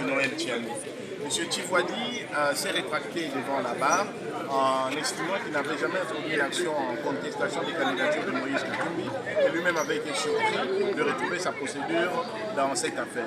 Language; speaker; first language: French; non-native, local second language; Lingala